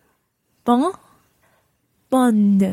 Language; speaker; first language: French; non-native, learner; English